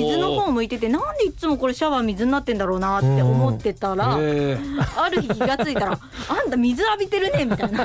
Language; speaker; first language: Japanese; native; Japanese